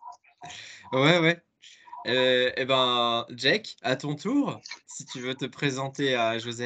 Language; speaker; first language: French; native; French